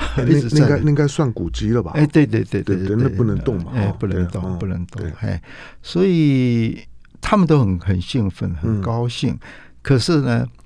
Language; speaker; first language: Chinese; native; Chinese